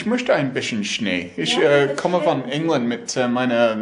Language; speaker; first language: German; non-native, learner; English